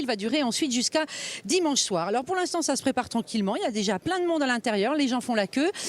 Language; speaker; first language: French; native; French